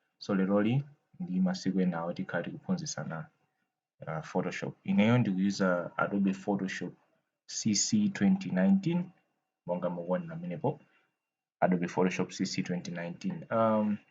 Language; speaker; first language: Nyanja; non-native, local second language; Tumbuka